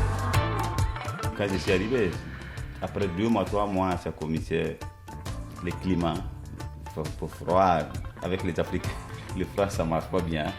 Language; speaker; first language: French; non-native, local second language; Mossi